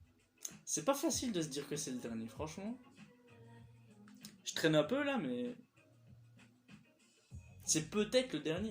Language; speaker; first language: French; native; French